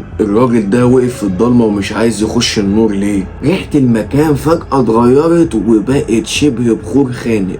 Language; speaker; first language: Arabic; native; Arabic